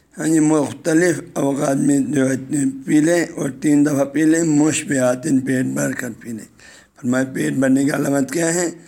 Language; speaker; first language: Urdu; non-native, local second language; Balti